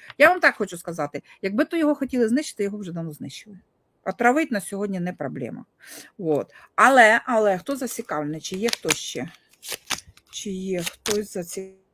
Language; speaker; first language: Ukrainian; non-native, local second language; Russian